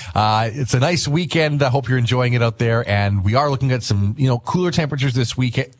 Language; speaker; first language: English; native; English